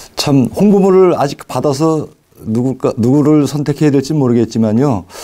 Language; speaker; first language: Korean; native; Korean